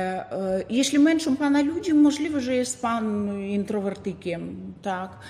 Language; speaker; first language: Polish; non-native, fluent; Ukrainian